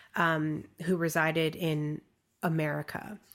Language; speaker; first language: English; early bilingual, other home language; Chinese